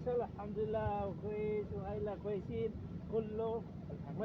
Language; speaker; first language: Arabic; non-native, learner; Filipino